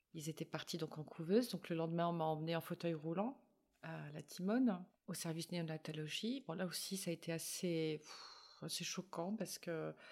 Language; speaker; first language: French; native; French